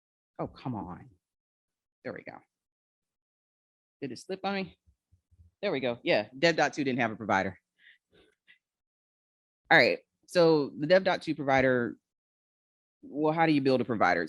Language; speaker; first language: English; native; English